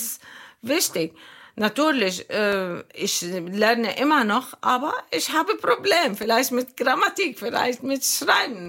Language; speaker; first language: German; non-native, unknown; Arabic